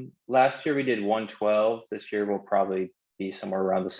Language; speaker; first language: English; native; English